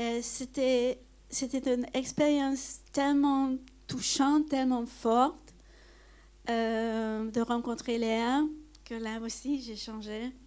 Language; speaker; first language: French; non-native, fluent; Hungarian